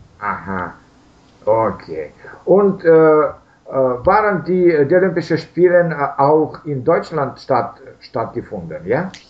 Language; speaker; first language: German; non-native, learner; Russian